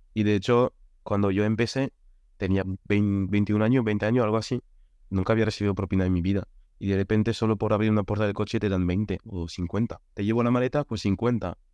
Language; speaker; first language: Spanish; non-native, fluent; French